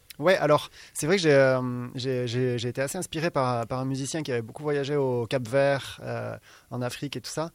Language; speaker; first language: French; native; French